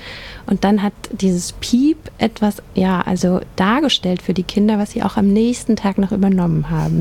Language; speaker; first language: German; native; German